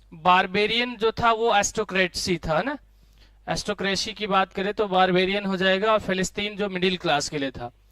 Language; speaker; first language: Hindi; native; Hindi